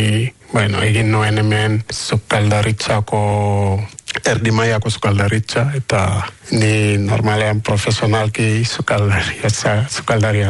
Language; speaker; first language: Basque; non-native, learner; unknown